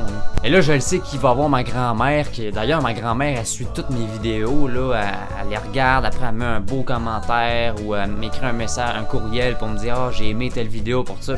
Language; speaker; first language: French; native; French